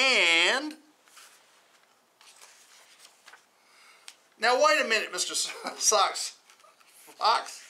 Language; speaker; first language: English; native; English